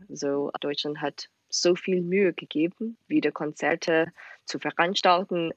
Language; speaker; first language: German; non-native, fluent; English